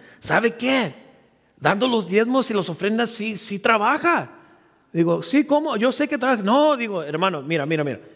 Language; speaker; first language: Spanish; early bilingual, heritage; Spanish